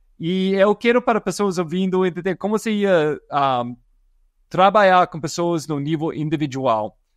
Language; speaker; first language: Portuguese; non-native, fluent; English